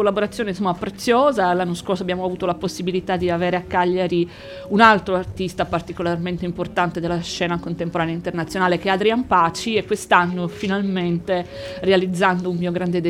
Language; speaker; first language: Italian; native; Italian